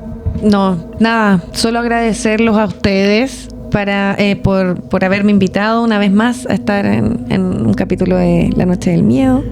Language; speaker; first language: Spanish; native; Spanish